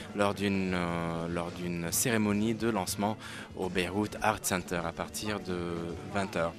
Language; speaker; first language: French; non-native, local second language; Arabic